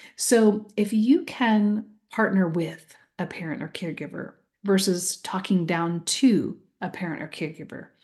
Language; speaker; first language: English; native; English